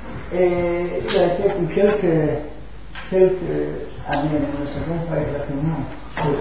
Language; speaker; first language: French; non-native, fluent; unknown